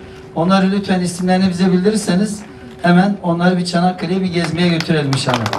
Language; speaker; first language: Turkish; native; Turkish